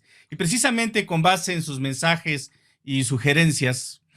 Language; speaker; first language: Spanish; native; Spanish